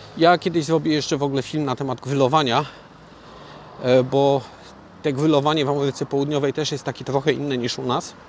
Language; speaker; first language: Polish; native; Polish